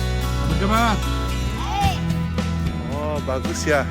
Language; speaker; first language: Indonesian; non-native, learner; English